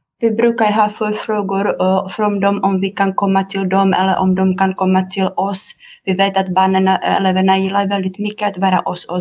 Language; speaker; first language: Swedish; non-native, fluent; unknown